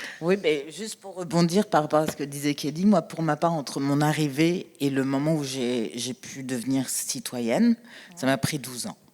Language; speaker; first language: French; native; French